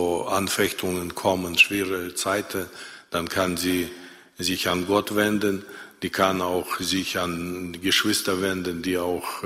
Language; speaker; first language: German; non-native, fluent; Russian